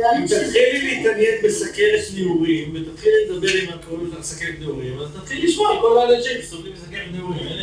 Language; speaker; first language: Hebrew; native; Hebrew